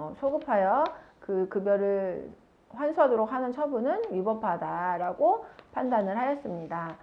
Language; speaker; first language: Korean; native; Korean